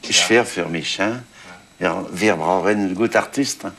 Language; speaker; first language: German; non-native, learner; French